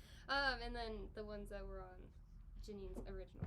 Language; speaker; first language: English; native; English